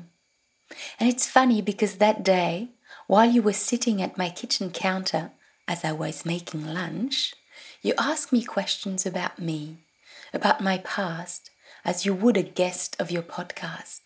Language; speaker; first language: English; non-native, fluent; French